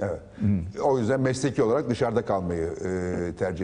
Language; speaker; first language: Turkish; native; Turkish